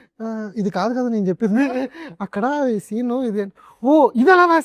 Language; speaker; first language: Telugu; native; Telugu